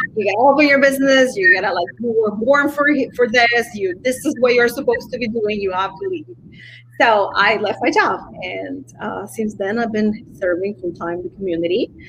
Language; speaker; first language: English; non-native, fluent; Spanish